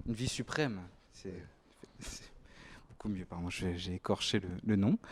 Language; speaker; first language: French; native; French